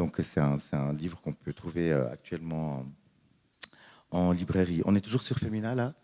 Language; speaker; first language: French; native; French